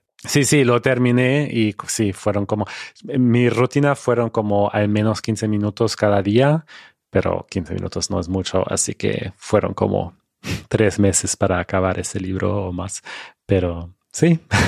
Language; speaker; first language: Spanish; non-native, fluent; German